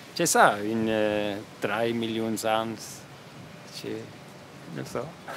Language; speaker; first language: Italian; non-native, local second language; German